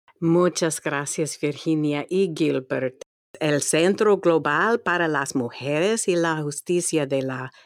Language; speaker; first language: Spanish; non-native, fluent; English